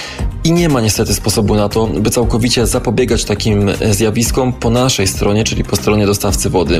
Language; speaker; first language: Polish; native; Polish